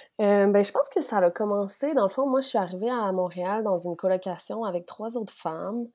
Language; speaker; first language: French; native; French